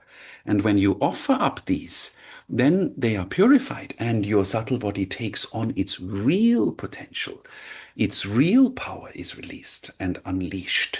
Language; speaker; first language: English; non-native, fluent; German